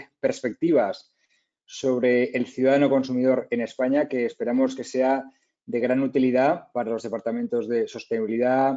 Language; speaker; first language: Spanish; native; Spanish